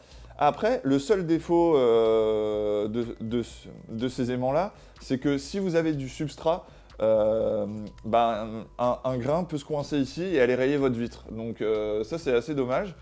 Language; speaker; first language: French; native; French